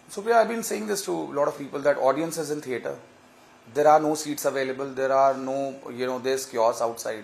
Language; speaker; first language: English; non-native, local second language; Hindi